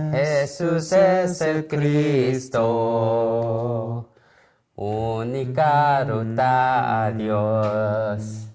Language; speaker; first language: Spanish; non-native, learner; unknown